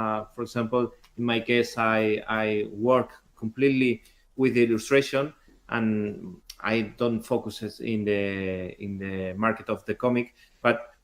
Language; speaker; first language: English; non-native, learner; Spanish